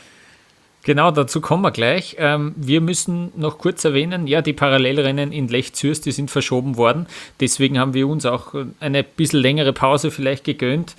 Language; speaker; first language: German; native; German